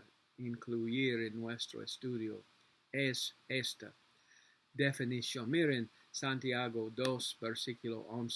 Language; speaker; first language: Spanish; non-native, learner; English